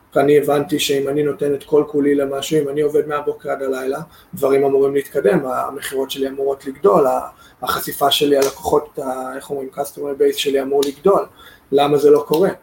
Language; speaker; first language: Hebrew; non-native, fluent; English